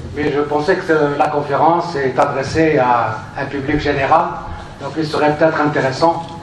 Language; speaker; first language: French; non-native, local second language; Arabic